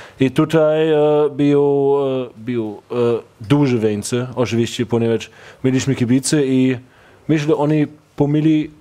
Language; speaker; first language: Polish; non-native, learner; Portuguese